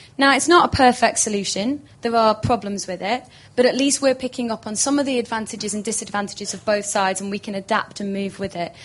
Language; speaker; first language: English; native; English